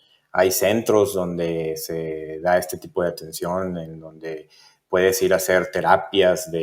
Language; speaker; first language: Spanish; native; Spanish